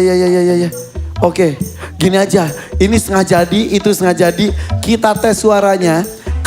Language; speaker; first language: Indonesian; native; Indonesian